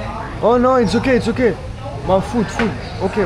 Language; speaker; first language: English; non-native, learner; French